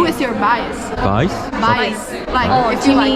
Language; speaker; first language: English; non-native, learner; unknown